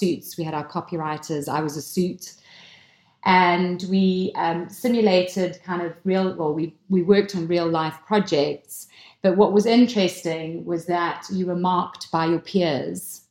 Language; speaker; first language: English; native; English